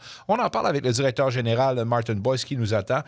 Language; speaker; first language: French; native; French